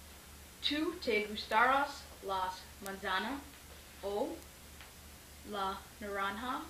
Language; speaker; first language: Spanish; non-native, learner; English